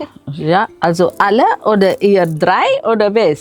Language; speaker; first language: German; non-native, fluent; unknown